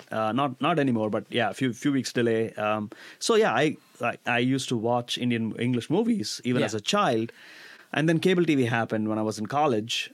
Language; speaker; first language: English; non-native, local second language; Tamil